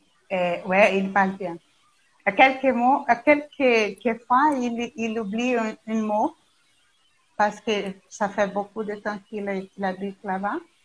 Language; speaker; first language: French; non-native, learner; Portuguese